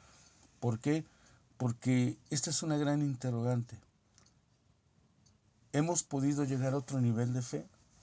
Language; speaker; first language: Spanish; native; Spanish